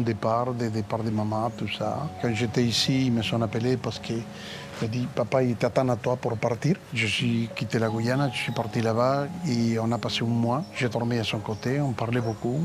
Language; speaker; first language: French; non-native, fluent; Spanish